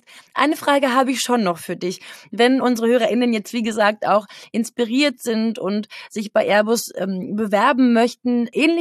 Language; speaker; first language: German; native; German